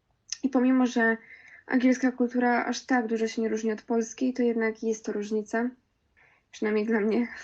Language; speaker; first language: Polish; early bilingual, other home language; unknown